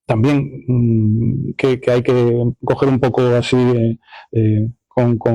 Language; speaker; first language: Spanish; non-native, local second language; Galician